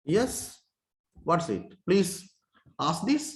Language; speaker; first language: English; non-native, local second language; Sinhala